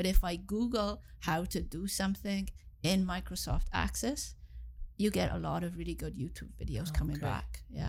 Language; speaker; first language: English; native; English